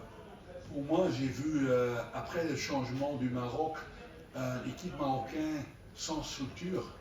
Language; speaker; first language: French; non-native, fluent; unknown